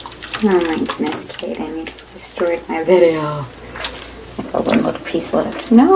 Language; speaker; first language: English; native; English